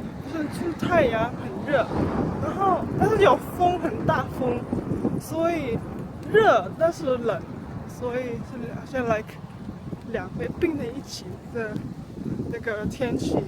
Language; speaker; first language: Chinese; early bilingual, heritage; Chinese